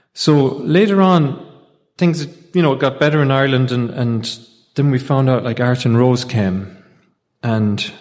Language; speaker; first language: English; native; English